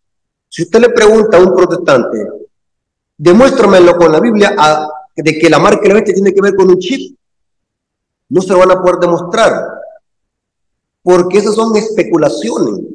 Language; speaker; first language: Spanish; native; Spanish